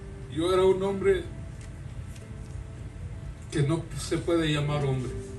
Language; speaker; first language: Spanish; early bilingual, heritage; Spanish